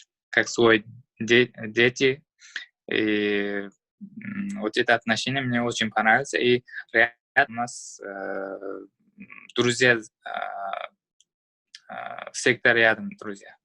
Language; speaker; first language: Russian; non-native, learner; Uzbek